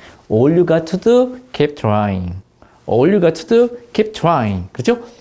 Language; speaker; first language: English; non-native, fluent; Korean